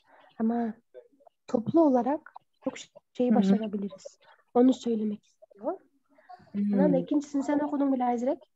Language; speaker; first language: Turkish; non-native, fluent; Kyrgyz